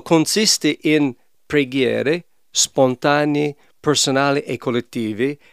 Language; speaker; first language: Italian; non-native, fluent; English